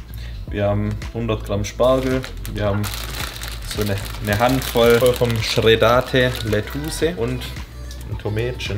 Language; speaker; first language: German; native; German